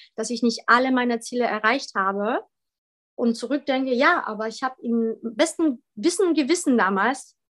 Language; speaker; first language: German; early bilingual, other home language; Polish